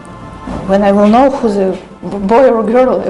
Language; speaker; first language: English; non-native, learner; Russian